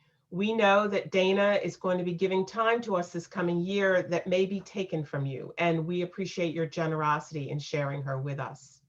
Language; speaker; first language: English; native; English